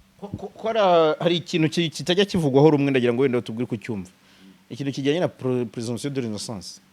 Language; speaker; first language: Kinyarwanda; native; Kinyarwanda